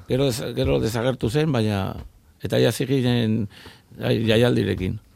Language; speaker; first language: Basque; non-native, local second language; Spanish